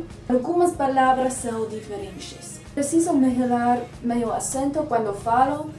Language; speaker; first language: Portuguese; non-native, learner; English